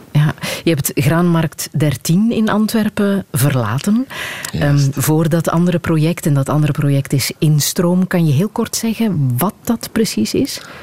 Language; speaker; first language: Dutch; native; Dutch